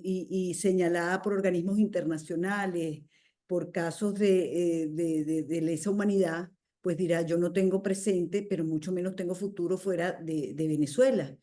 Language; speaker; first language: Spanish; native; Spanish